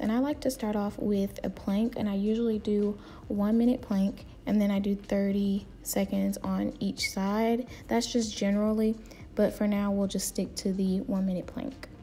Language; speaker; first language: English; native; English